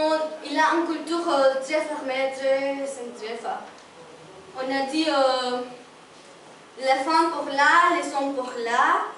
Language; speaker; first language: French; non-native, learner; Spanish